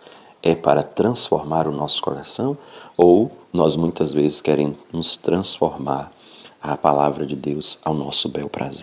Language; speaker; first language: Portuguese; native; Portuguese